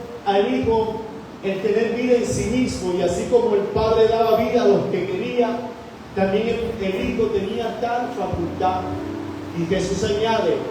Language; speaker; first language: Spanish; native; Spanish